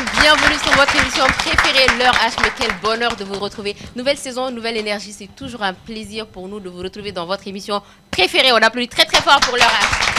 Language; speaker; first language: French; non-native, local second language; Bambara